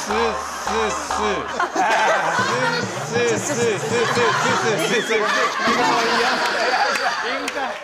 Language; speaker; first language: Chinese; non-native, learner; Japanese